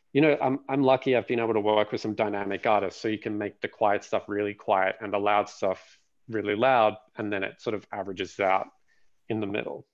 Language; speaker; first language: English; native; English